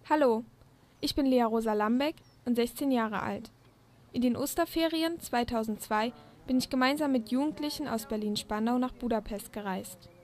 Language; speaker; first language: German; native; German